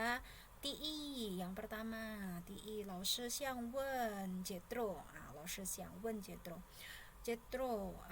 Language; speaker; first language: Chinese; non-native, fluent; Indonesian